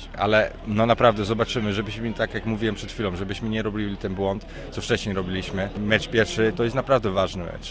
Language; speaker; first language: Polish; early bilingual, heritage; Polish